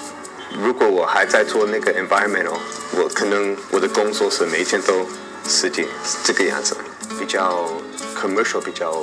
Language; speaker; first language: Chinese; non-native, learner; English